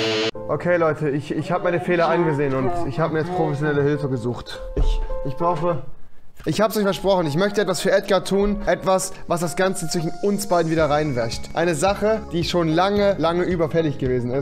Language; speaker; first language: German; native; German